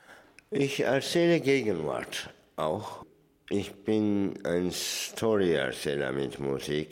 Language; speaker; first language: German; non-native, fluent; Turkish